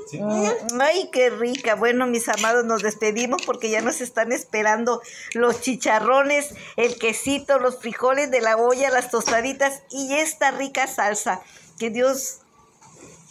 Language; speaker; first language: Spanish; native; Spanish